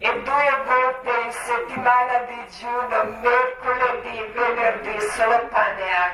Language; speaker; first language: Italian; non-native, learner; Croatian